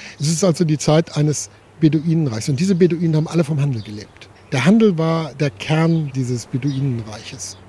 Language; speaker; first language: German; native; German